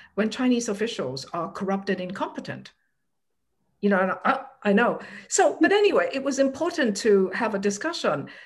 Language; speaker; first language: English; non-native, local second language; Cantonese